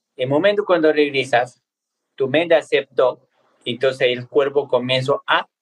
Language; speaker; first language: Spanish; non-native, fluent; Tibetan